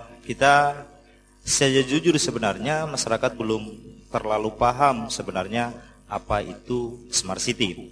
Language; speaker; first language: Indonesian; native; Indonesian